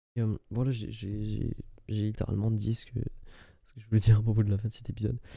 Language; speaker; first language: French; early bilingual, other home language; Arabic